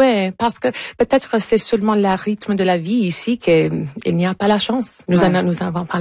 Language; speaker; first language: French; non-native, fluent; Italian